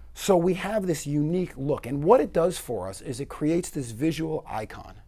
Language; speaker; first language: English; native; English